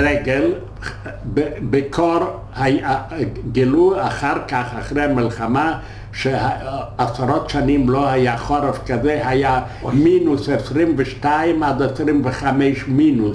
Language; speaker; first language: Hebrew; non-native, fluent; Yiddish